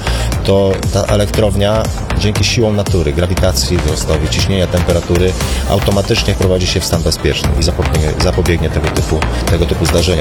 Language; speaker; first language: Polish; native; Polish